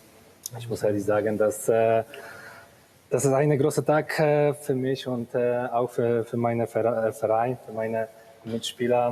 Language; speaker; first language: German; non-native, fluent; Polish